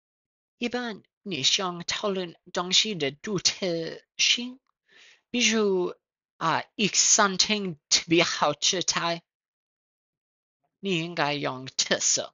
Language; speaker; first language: Chinese; non-native, learner; English